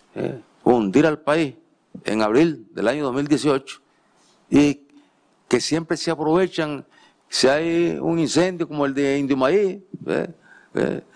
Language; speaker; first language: Spanish; native; Spanish